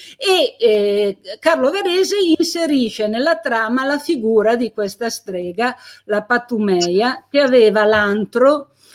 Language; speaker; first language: Italian; native; Italian